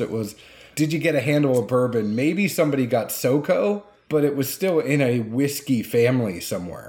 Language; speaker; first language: English; native; English